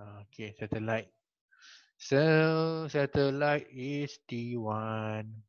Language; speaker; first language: English; non-native, local second language; Malay